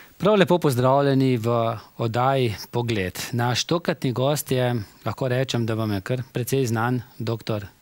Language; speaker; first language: Slovenian; native; Slovenian